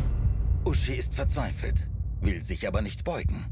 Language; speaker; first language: German; native; German